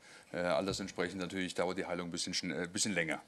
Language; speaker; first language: German; native; German